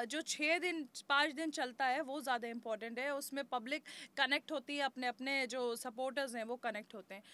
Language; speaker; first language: Hindi; native; Hindi